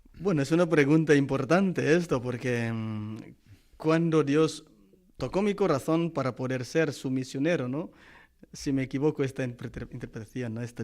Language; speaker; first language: Spanish; non-native, fluent; Indonesian